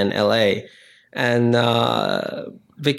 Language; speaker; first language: English; non-native, local second language; Sinhala